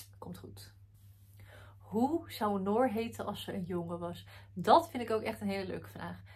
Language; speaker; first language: Dutch; early bilingual, other home language; Arabic